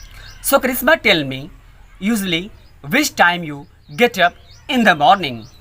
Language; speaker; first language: English; non-native, learner; Hindi